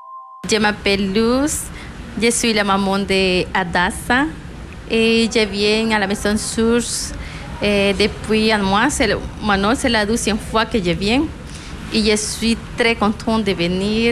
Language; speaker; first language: French; non-native, learner; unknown